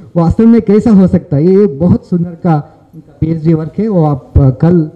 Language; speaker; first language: Hindi; non-native, local second language; Kannada